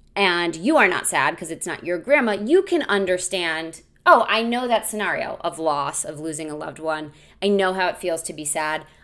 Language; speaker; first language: English; native; English